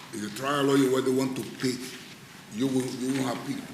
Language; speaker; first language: English; non-native, fluent; Spanish